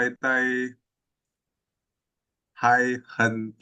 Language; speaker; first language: Chinese; non-native, learner; Indonesian